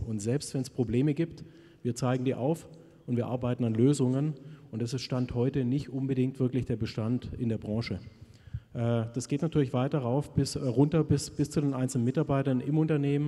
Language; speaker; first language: German; native; German